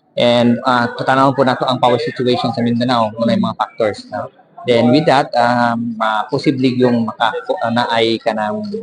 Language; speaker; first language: Cebuano; native; Cebuano